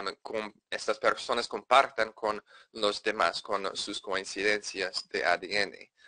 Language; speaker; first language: Spanish; non-native, fluent; English